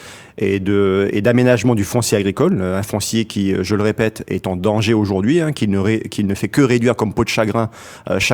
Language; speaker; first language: French; native; French